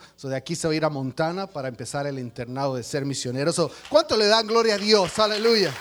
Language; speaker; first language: Spanish; native; Spanish